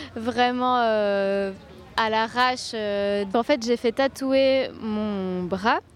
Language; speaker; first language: French; native; French